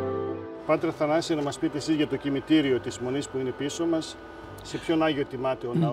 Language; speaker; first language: Greek; native; Greek